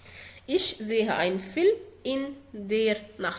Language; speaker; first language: German; non-native, fluent; Arabic